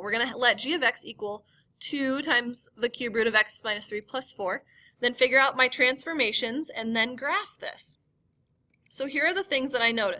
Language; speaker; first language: English; native; English